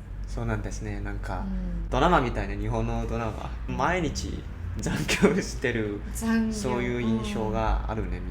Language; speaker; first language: Japanese; non-native, learner; Cantonese